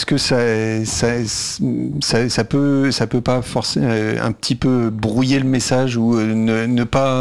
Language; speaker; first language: French; native; French